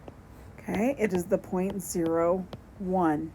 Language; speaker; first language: English; native; English